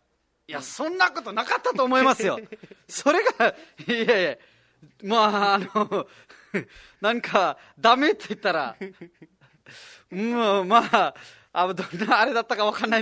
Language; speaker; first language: Japanese; non-native, fluent; Nepali